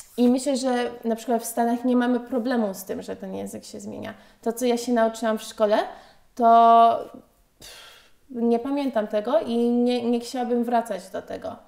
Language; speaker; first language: Polish; early bilingual, heritage; Polish